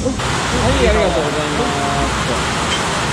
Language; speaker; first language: Japanese; native; Japanese